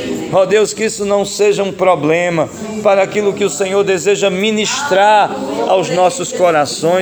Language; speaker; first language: Portuguese; native; Portuguese